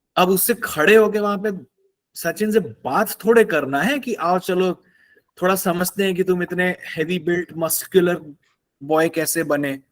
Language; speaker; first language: Hindi; native; Hindi